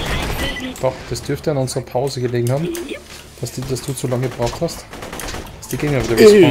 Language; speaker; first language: German; native; German